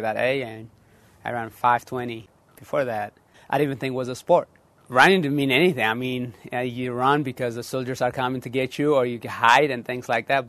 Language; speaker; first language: English; early bilingual, other home language; Tigrinya